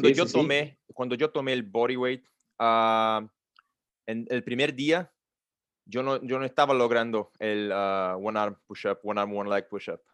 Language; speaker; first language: Spanish; non-native, learner; Portuguese